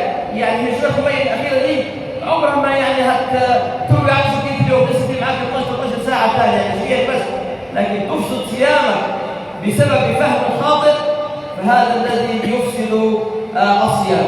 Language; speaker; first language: Arabic; native; Arabic